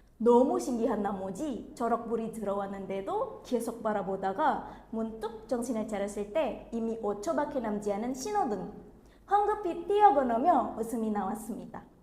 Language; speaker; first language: Korean; non-native, fluent; Indonesian